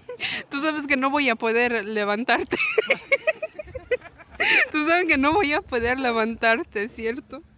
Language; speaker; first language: Spanish; early bilingual, heritage; Spanish